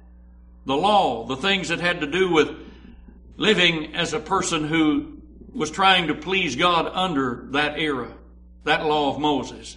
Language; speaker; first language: English; native; English